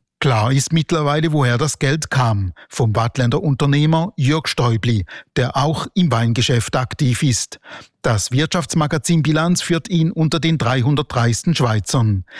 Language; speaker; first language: German; native; German